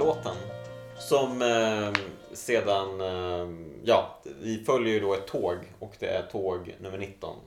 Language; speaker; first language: Swedish; native; Swedish